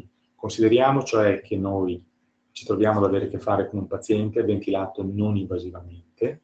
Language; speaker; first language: Italian; native; Italian